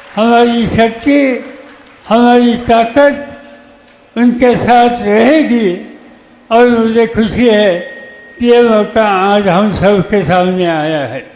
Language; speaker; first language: Hindi; non-native, local second language; Marathi